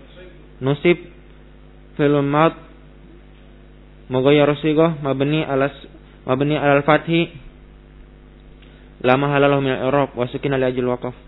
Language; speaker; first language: Arabic; non-native, learner; Indonesian